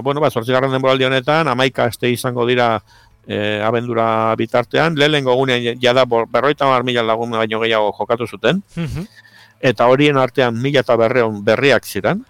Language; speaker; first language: Basque; native; Basque